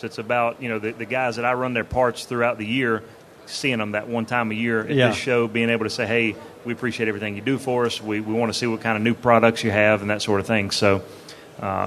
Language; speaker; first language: English; native; English